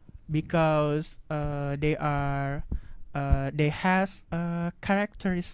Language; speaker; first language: English; non-native, learner; Indonesian